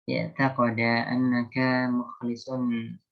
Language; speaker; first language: Arabic; non-native, learner; Indonesian